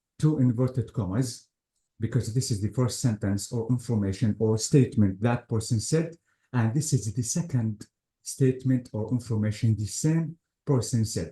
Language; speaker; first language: English; non-native, fluent; Arabic